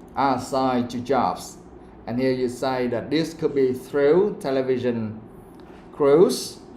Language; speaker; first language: English; non-native, fluent; Vietnamese